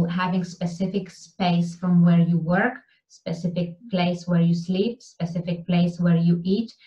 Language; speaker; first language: English; non-native, fluent; Lithuanian